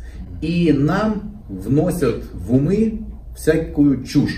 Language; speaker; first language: Russian; native; Russian